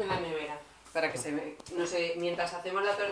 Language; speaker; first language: Spanish; native; Spanish